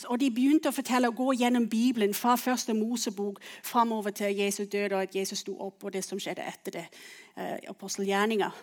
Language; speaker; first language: Norwegian; non-native, fluent; English